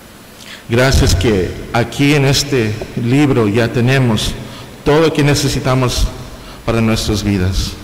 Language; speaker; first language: Spanish; non-native, fluent; English